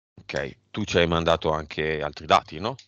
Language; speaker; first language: Italian; native; Italian